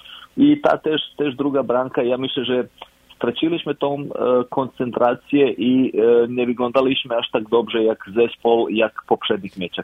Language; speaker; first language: Polish; non-native, fluent; Croatian